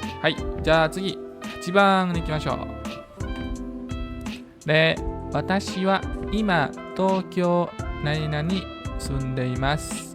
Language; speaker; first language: Japanese; non-native, fluent; Indonesian